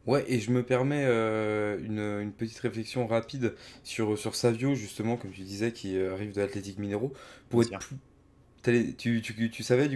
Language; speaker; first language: French; native; French